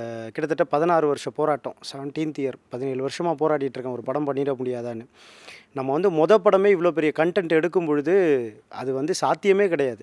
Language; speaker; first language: Tamil; native; Tamil